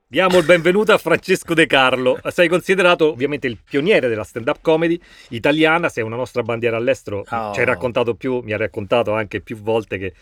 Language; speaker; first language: Italian; native; Italian